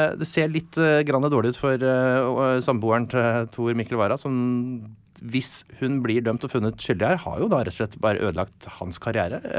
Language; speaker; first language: Norwegian; native; Norwegian